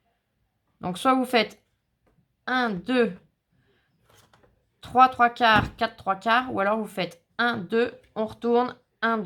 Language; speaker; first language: French; native; French